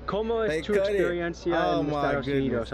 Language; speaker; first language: Spanish; non-native, learner; English